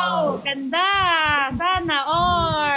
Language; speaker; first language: Filipino; non-native, learner; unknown